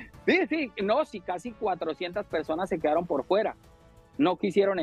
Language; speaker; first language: Spanish; native; Spanish